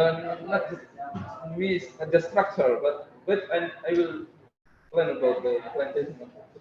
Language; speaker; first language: English; non-native, learner; Indonesian